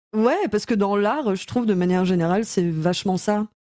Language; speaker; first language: French; native; French